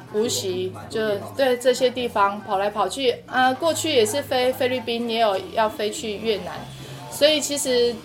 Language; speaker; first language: Chinese; non-native, local second language; Amis